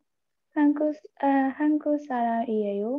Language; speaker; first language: Korean; non-native, learner; Thai